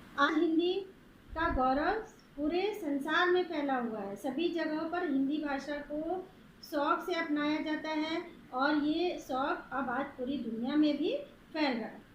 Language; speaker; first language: Hindi; native; Hindi